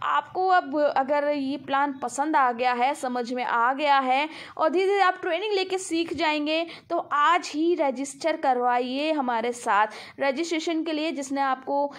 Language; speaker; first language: Hindi; non-native, local second language; Punjabi